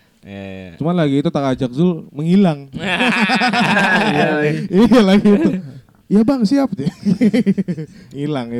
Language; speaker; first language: Indonesian; native; Indonesian